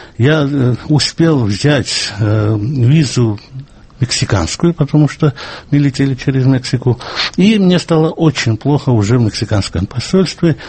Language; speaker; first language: Russian; non-native, local second language; Georgian